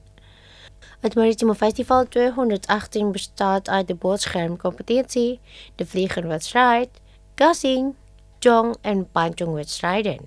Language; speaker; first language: Dutch; non-native, fluent; Indonesian